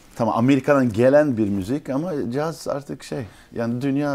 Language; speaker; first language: Turkish; early bilingual, heritage; Turkish